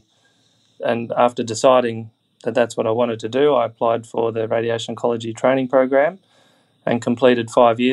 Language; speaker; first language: English; native; English